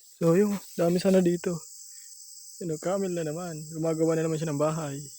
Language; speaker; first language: Filipino; non-native, local second language; Masbatenyo